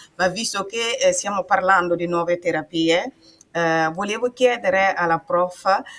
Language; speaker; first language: Italian; non-native, fluent; Mossi